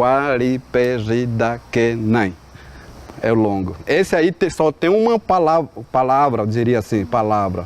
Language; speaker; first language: Portuguese; non-native, local second language; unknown